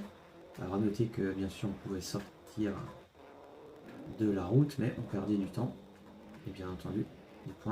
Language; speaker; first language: French; native; French